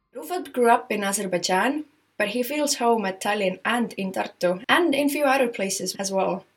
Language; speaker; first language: English; non-native, fluent; Estonian